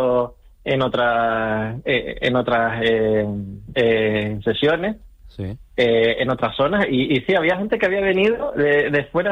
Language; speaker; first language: Spanish; native; Spanish